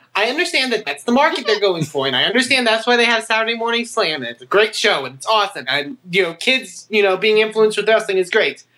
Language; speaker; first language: English; native; English